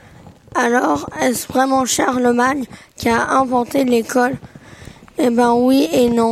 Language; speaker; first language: French; native; French